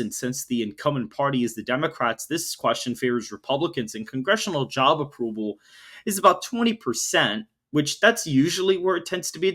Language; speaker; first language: English; native; English